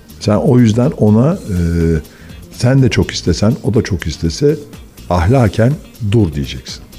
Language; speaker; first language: Turkish; native; Turkish